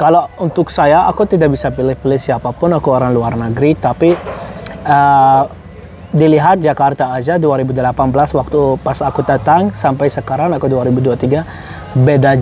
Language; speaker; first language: Indonesian; non-native, fluent; Arabic